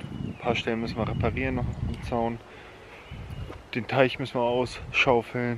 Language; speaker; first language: German; native; German